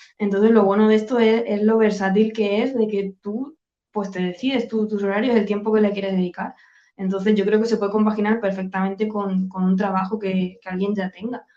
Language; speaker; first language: Spanish; native; Spanish